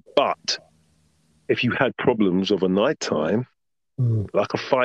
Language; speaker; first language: English; native; English